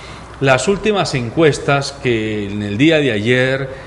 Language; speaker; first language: Spanish; native; Spanish